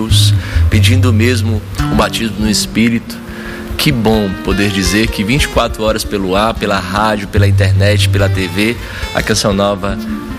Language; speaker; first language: Portuguese; native; Portuguese